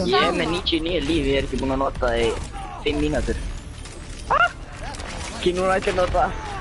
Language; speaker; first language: Icelandic; early bilingual, other home language; Norwegian